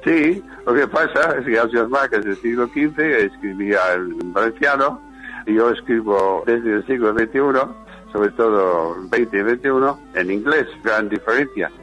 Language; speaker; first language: Spanish; non-native, fluent; English